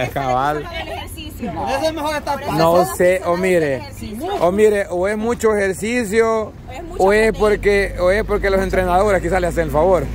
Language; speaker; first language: Spanish; native; Spanish